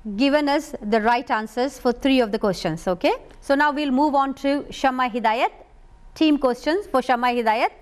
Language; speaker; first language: English; non-native, local second language; Urdu